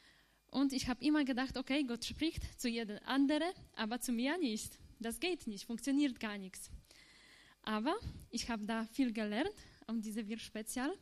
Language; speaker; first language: German; non-native, fluent; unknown